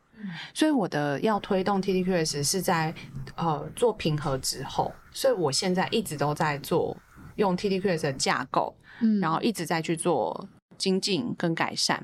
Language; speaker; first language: Chinese; native; Chinese